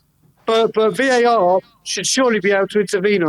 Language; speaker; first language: English; native; English